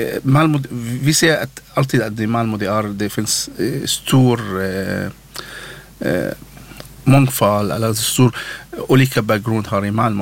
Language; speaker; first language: Swedish; non-native, learner; Arabic